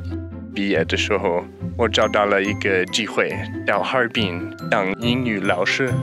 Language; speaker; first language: Chinese; non-native, learner; English